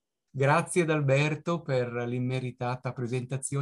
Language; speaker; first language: Italian; native; Italian